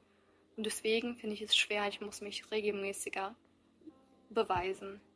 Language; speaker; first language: German; early bilingual, other home language; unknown